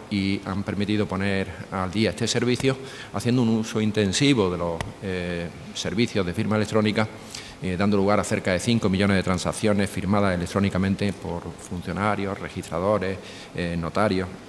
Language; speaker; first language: Spanish; native; Spanish